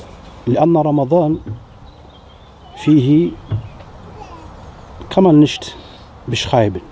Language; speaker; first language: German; non-native, fluent; Riffian